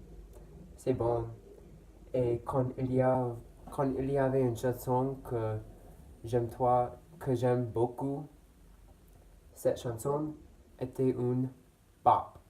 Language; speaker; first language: French; non-native, learner; English